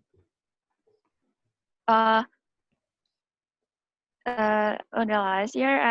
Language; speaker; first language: English; non-native, learner; Indonesian